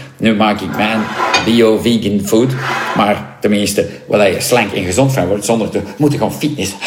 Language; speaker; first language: Dutch; non-native, local second language; French